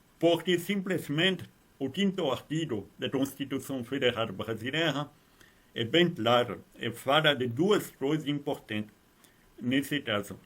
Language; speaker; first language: Portuguese; non-native, fluent; French